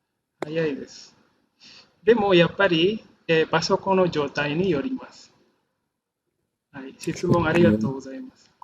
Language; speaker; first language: Japanese; non-native, fluent; Indonesian